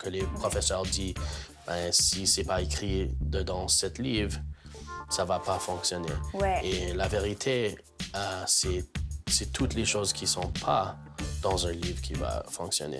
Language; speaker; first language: French; non-native, local second language; English